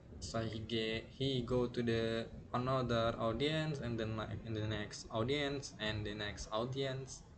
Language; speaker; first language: English; non-native, learner; Indonesian